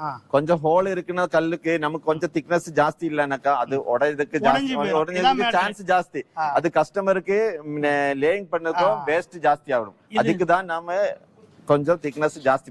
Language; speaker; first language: Tamil; non-native, learner; Malayalam